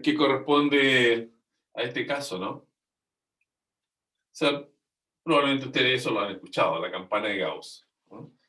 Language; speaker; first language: Spanish; native; Spanish